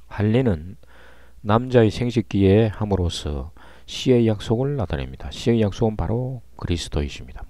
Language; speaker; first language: Korean; native; Korean